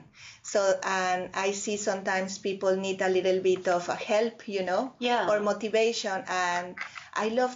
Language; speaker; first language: English; non-native, fluent; Spanish